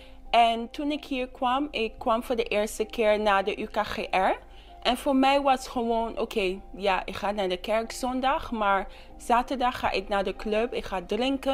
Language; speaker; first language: Dutch; non-native, local second language; English